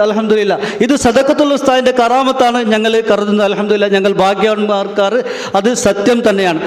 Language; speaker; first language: Malayalam; non-native, local second language; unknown